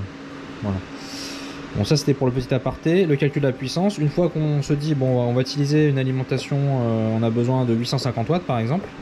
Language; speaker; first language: French; native; French